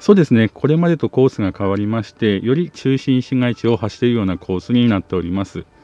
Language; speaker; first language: Japanese; native; Japanese